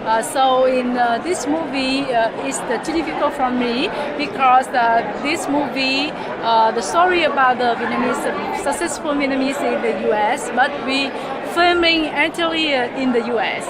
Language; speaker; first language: English; non-native, learner; Vietnamese